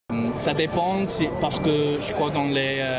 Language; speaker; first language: French; non-native, fluent; English